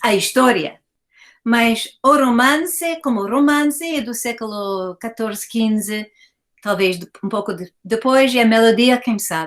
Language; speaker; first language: Portuguese; non-native, fluent; English